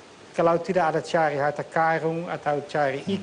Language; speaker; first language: Indonesian; non-native, fluent; Dutch